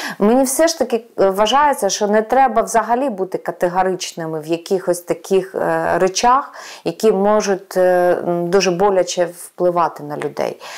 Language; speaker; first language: Ukrainian; non-native, local second language; Russian